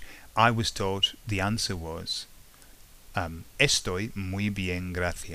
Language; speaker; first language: Spanish; non-native, learner; English